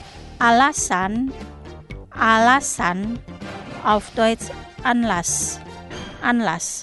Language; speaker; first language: German; non-native, fluent; Indonesian